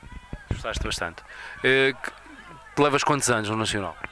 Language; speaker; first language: Portuguese; native; Portuguese